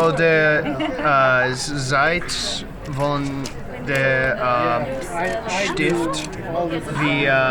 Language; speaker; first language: German; non-native, learner; English